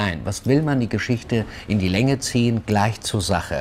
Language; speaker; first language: German; early bilingual, other home language; Turkish